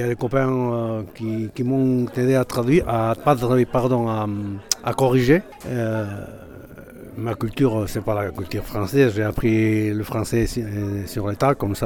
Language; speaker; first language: French; non-native, fluent; Basque